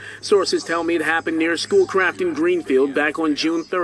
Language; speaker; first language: English; native; English